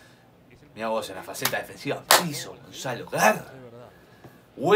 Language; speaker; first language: Spanish; native; Spanish